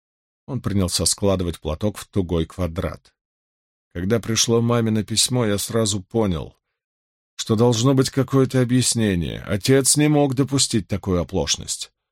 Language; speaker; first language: Russian; native; Russian